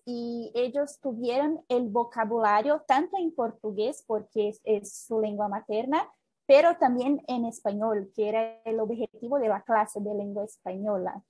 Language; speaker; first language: Spanish; non-native, fluent; Portuguese